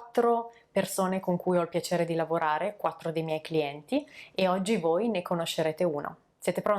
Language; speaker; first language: Italian; native; Italian